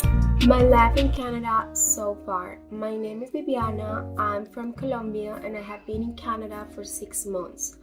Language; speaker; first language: English; non-native, learner; Spanish